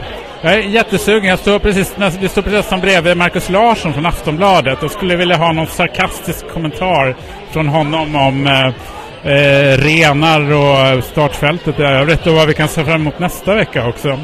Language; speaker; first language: Swedish; native; Swedish